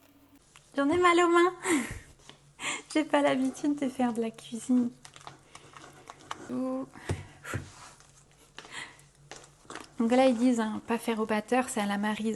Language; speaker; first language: French; native; French